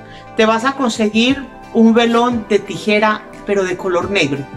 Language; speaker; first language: Spanish; native; Spanish